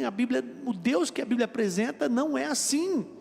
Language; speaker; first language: Portuguese; native; Portuguese